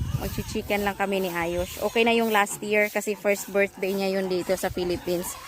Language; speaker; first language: Filipino; non-native, local second language; Cebuano